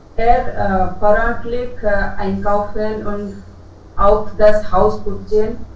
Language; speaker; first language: German; non-native, learner; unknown